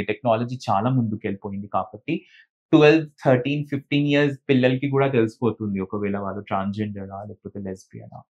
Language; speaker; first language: Telugu; non-native, fluent; Bangla